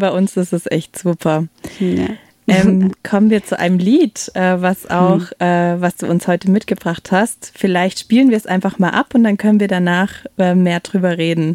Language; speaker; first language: German; native; German